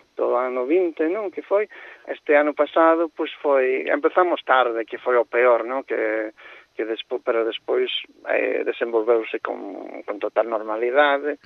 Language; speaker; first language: Galician; non-native, fluent; English